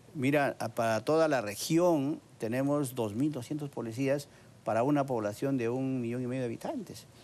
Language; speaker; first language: Spanish; native; Spanish